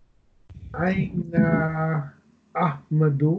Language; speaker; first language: Arabic; non-native, learner; English